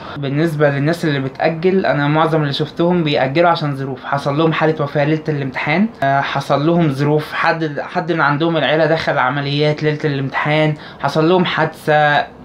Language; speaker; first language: Arabic; native; Arabic